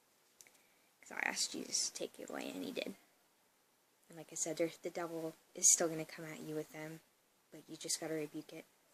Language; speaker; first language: English; native; English